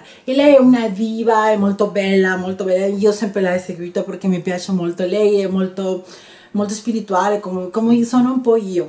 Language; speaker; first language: Italian; non-native, learner; Spanish